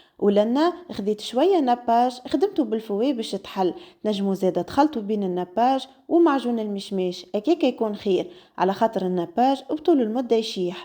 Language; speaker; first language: Arabic; native; Arabic